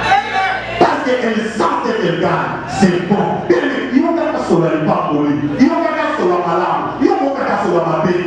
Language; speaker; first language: French; non-native, local second language; Lingala